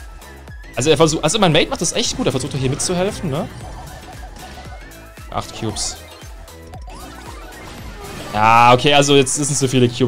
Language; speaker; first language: German; native; German